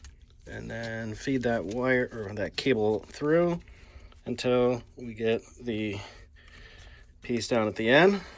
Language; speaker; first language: English; native; English